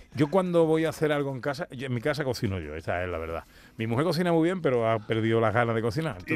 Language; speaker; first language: Spanish; native; Spanish